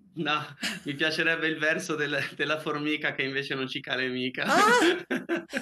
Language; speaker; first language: Italian; native; Italian